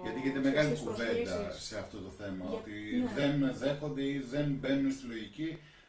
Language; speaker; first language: Greek; native; Greek